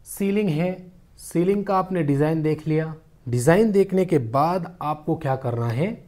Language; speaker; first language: Hindi; native; Hindi